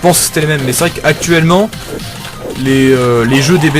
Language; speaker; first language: French; native; French